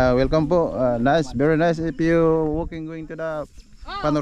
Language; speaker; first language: English; non-native, learner; Filipino